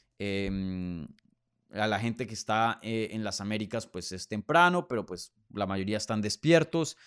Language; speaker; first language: Spanish; native; Spanish